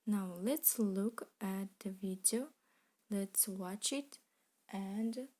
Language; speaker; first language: English; non-native, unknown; Kazakh